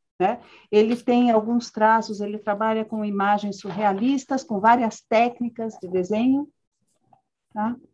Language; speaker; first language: Portuguese; early bilingual, other home language; Spanish